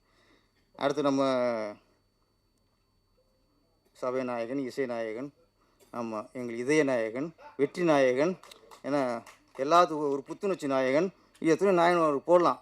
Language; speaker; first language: Tamil; native; Tamil